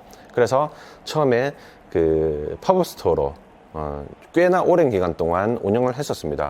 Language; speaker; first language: Korean; native; Korean